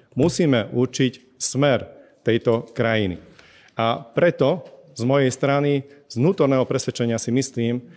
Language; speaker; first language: Slovak; non-native, local second language; Hungarian